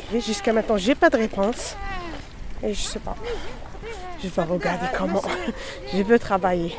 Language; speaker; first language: French; non-native, learner; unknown